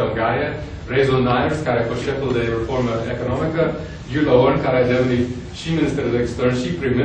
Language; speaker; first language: Romanian; non-native, fluent; English